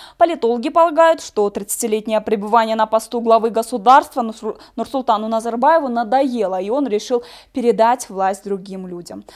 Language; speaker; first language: Russian; non-native, local second language; Kyrgyz